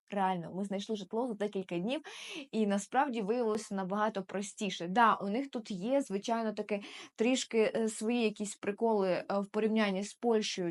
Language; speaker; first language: Ukrainian; native; Ukrainian